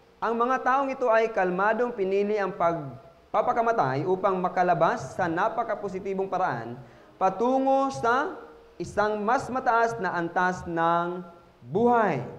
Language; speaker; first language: Filipino; non-native, local second language; Cebuano